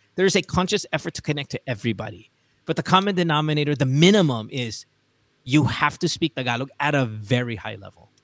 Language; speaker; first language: English; native; English